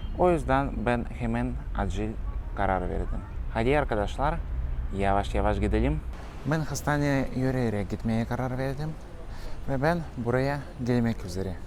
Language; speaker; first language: Turkish; non-native, learner; Russian